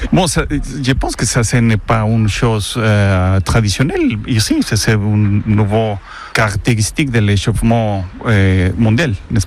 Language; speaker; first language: French; non-native, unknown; Spanish